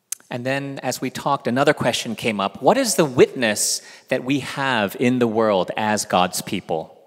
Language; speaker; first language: English; early bilingual, other home language; Korean